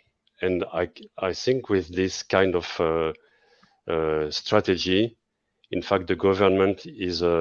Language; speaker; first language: English; non-native, fluent; French